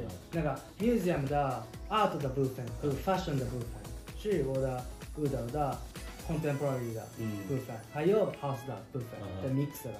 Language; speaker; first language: Chinese; non-native, learner; Japanese